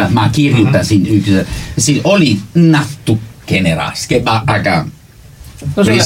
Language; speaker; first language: Estonian; non-native, learner; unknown